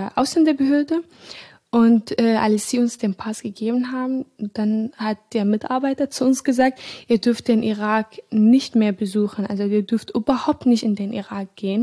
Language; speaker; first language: German; non-native, fluent; Arabic